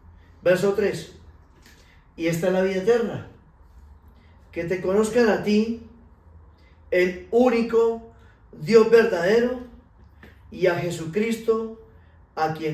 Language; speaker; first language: Spanish; native; Spanish